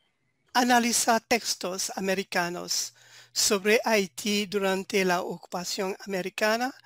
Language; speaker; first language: Spanish; non-native, fluent; French